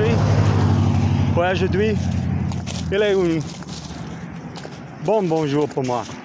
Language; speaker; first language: French; non-native, learner; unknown